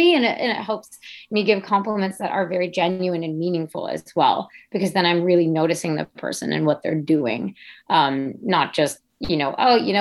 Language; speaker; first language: English; native; English